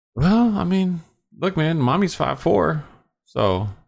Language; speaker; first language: English; early bilingual, other home language; Persian